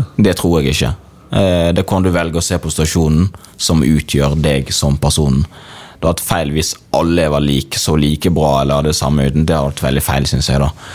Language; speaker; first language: Norwegian; early bilingual, other home language; Swahili